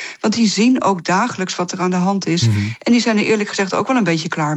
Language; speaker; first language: Dutch; native; Dutch